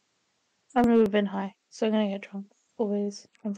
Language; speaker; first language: English; native; English